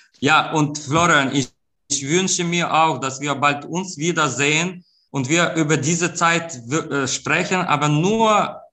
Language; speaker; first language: German; non-native, fluent; Ukrainian